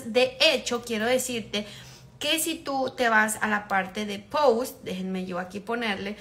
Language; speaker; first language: Spanish; native; Spanish